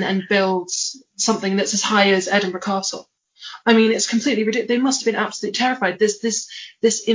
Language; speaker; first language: English; native; English